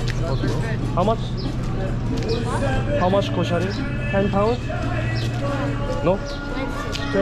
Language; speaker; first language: English; non-native, learner; Korean